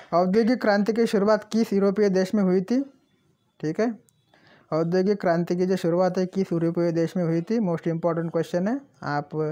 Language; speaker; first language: Hindi; non-native, local second language; Marathi